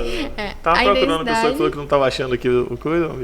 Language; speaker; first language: Portuguese; native; Portuguese